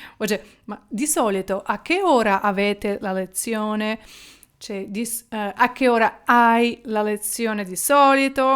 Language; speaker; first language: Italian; non-native, fluent; Ukrainian